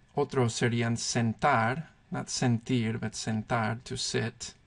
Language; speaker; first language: English; native; English